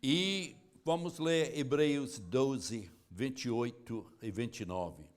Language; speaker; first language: Portuguese; non-native, fluent; English